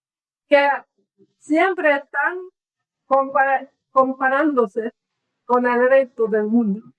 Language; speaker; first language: Spanish; non-native, learner; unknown